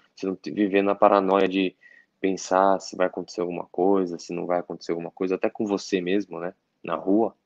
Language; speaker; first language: Portuguese; native; Portuguese